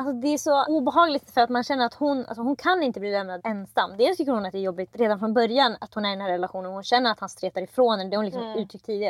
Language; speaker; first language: Swedish; native; Swedish